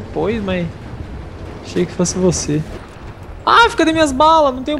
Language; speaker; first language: Portuguese; native; Portuguese